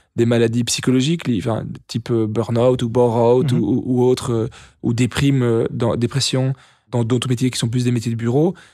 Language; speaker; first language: French; native; French